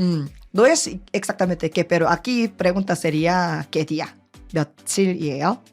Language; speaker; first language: Spanish; non-native, learner; Korean